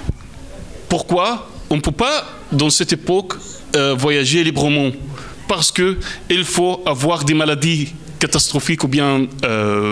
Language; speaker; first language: French; non-native, fluent; Arabic